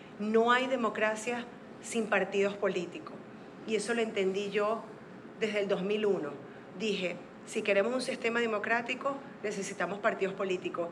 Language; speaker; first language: Spanish; native; Spanish